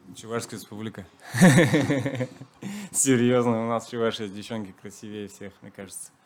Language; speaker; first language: Russian; non-native, local second language; Chuvash